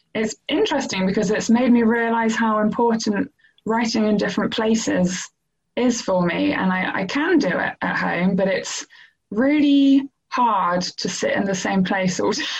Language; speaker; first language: English; native; English